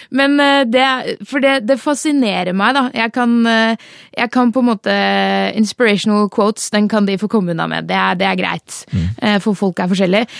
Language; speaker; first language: Norwegian; native; Norwegian